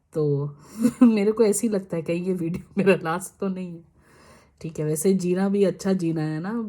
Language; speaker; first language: Hindi; native; Hindi